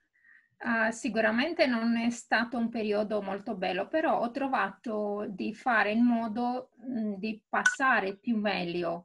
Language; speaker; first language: Italian; non-native, fluent; Romanian